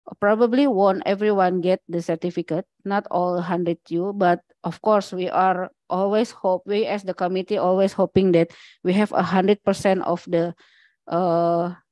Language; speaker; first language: English; non-native, learner; Indonesian